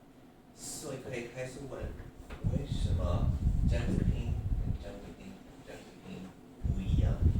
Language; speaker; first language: Chinese; non-native, fluent; English